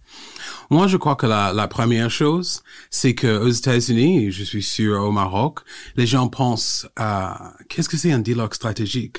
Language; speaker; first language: French; non-native, fluent; English